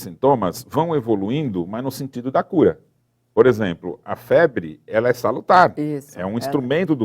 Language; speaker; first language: Portuguese; native; Portuguese